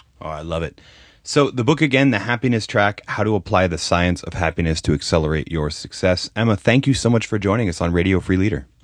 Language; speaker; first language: English; native; English